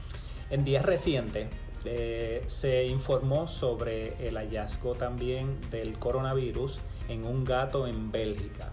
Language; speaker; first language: Spanish; native; Spanish